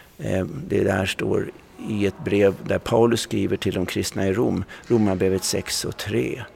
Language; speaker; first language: Swedish; native; Swedish